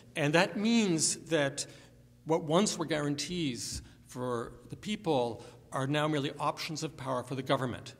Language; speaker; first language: English; native; English